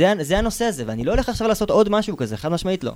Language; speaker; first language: Hebrew; native; Hebrew